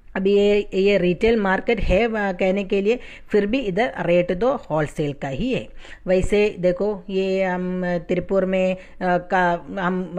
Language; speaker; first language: Hindi; non-native, fluent; Tamil